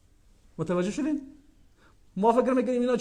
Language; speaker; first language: Persian; native; Persian